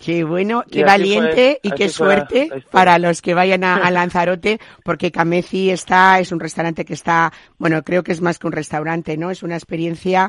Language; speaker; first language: Spanish; native; Spanish